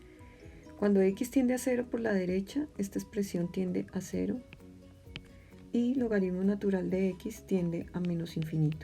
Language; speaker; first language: Spanish; native; Spanish